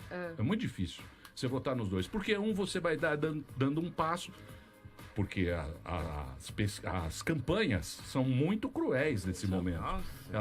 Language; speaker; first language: Portuguese; native; Portuguese